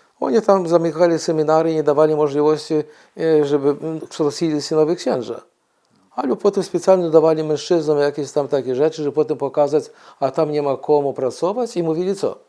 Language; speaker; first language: Polish; non-native, fluent; Ukrainian